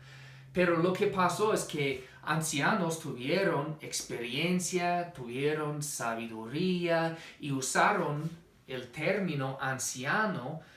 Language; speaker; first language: Spanish; non-native, fluent; English